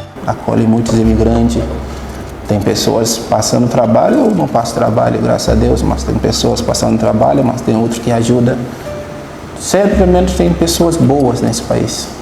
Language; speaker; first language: Portuguese; non-native, fluent; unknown